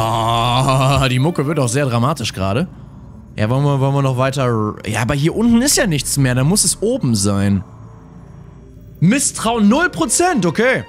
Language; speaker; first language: German; native; German